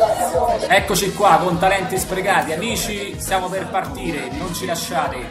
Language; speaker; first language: Italian; native; Italian